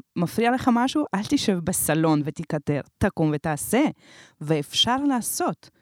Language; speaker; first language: Hebrew; early bilingual, other home language; Romanian